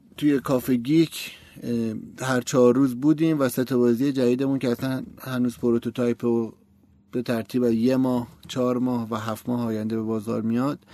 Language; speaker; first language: Persian; native; Persian